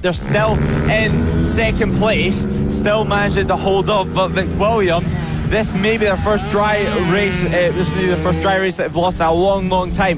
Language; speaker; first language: English; native; English